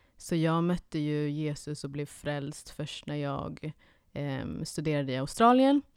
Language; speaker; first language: Swedish; early bilingual, other home language; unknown